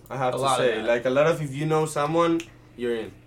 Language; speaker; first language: English; early bilingual, other home language; Italian